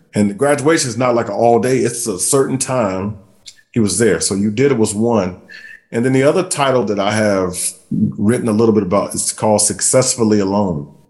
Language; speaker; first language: English; native; English